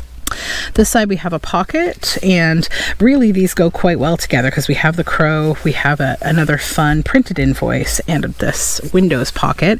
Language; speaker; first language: English; native; English